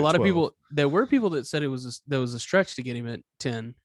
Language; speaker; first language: English; native; English